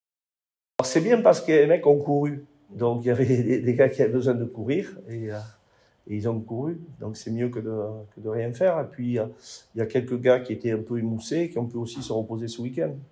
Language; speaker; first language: French; native; French